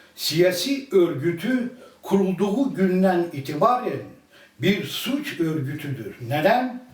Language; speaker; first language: Turkish; early bilingual, other home language; Azerbaijani